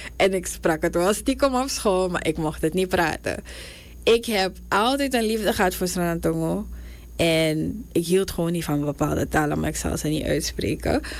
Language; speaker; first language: Dutch; native; Dutch